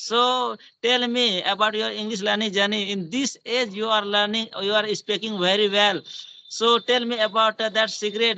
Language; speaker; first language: English; non-native, learner; Hindi